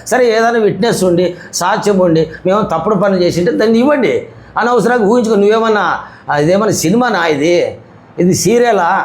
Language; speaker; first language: Telugu; native; Telugu